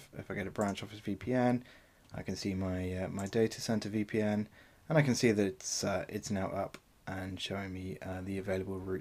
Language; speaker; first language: English; native; English